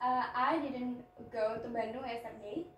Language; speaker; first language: English; non-native, learner; Indonesian